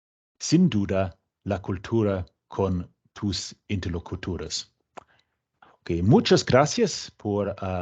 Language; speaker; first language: Spanish; non-native, fluent; English